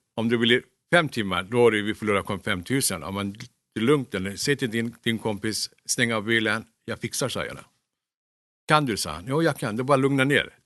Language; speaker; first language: Swedish; non-native, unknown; Turkish